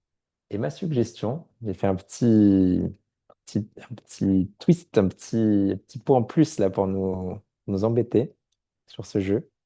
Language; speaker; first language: French; native; French